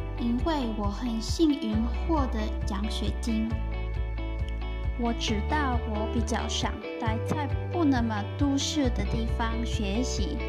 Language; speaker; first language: Chinese; non-native, learner; Spanish